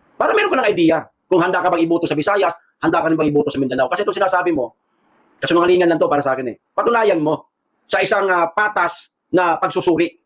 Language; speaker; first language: Filipino; non-native, local second language; Cebuano